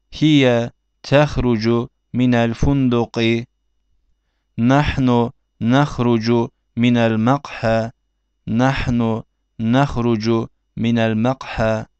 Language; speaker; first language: Arabic; non-native, fluent; Turkish